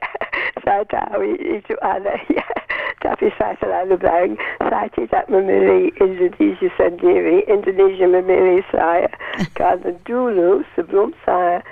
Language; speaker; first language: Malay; non-native, learner; English